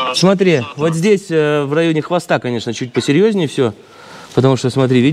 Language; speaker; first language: Russian; native; Russian